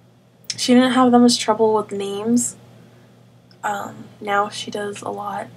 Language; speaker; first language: English; native; English